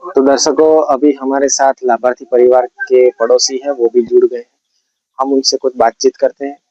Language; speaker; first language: Hindi; non-native, local second language; Gujarati